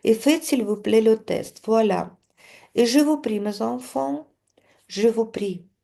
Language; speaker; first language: French; non-native, fluent; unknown